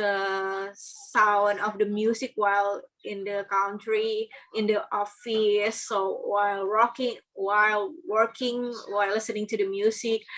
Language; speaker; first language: English; non-native, learner; Indonesian